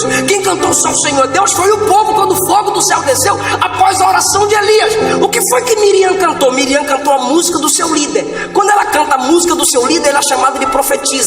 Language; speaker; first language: Portuguese; native; Portuguese